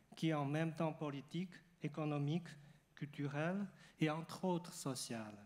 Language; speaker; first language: French; non-native, fluent; Chinese